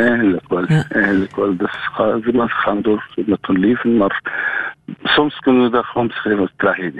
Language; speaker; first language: Dutch; non-native, fluent; Arabic